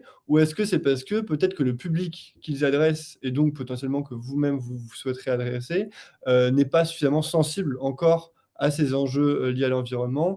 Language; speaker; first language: French; native; French